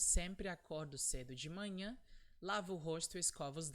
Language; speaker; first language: Portuguese; non-native, fluent; English